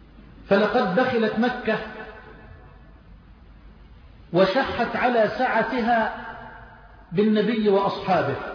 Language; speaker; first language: Arabic; native; Arabic